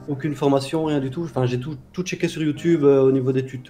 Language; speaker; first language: French; native; French